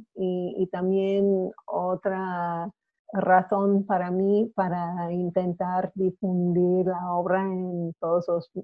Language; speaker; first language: Spanish; non-native, fluent; English